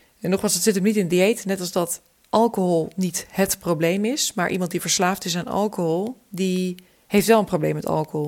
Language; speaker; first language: Dutch; native; Dutch